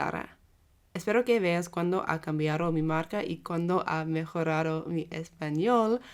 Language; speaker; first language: Spanish; non-native, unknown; English